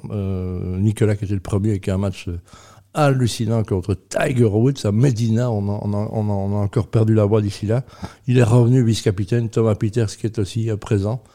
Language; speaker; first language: French; native; French